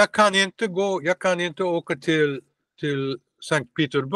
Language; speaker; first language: Swedish; non-native, learner; Russian